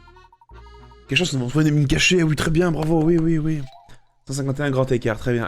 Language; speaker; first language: French; native; French